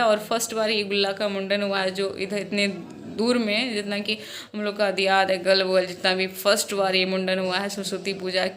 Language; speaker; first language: Hindi; non-native, local second language; Maithili